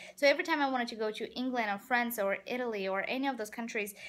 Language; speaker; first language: English; non-native, fluent; Russian